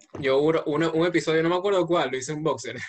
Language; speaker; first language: Spanish; native; Spanish